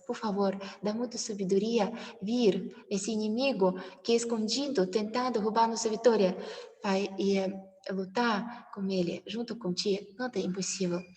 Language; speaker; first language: Portuguese; non-native, learner; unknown